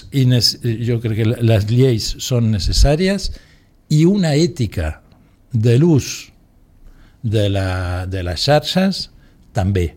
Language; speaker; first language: Catalan; non-native, local second language; Spanish